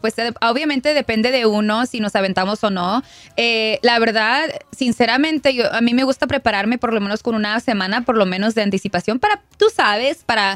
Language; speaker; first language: Spanish; early bilingual, heritage; Spanish